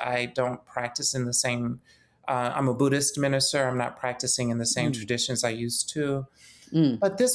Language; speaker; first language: English; native; English